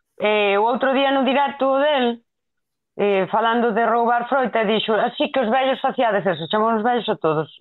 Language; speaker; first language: Galician; non-native, local second language; Spanish